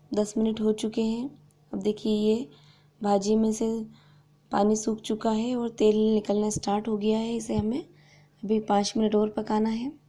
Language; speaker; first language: Hindi; native; Hindi